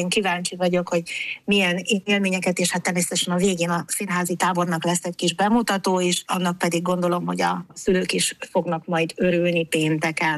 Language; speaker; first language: Hungarian; native; Hungarian